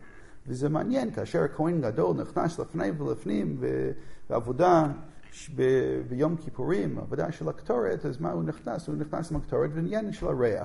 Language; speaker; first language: Hebrew; non-native, fluent; English